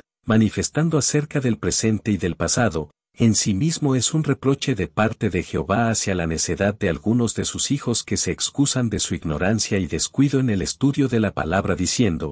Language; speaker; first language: Spanish; native; Spanish